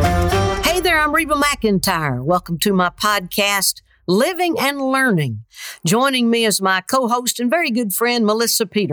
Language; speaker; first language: English; native; English